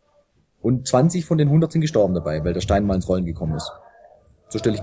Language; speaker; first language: German; native; German